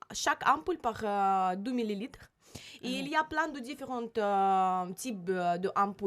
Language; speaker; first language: French; non-native, learner; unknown